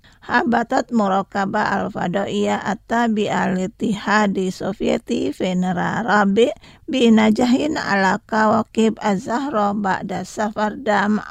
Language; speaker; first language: Arabic; non-native, learner; Indonesian